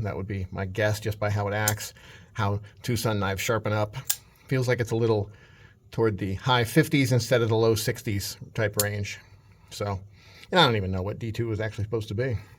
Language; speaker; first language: English; native; English